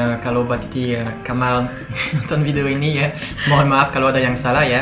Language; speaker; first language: Indonesian; non-native, fluent; French